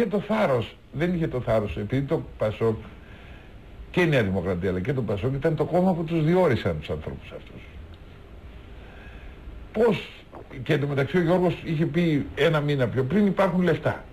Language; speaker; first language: Greek; native; Greek